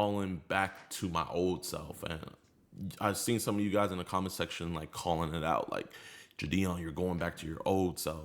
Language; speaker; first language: English; native; English